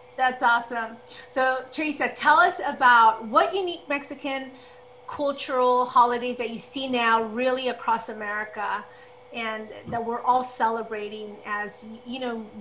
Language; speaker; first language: English; early bilingual, other home language; Spanish